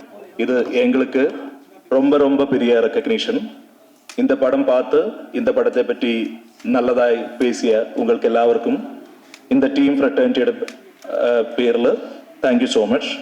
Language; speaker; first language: Tamil; non-native, learner; Malayalam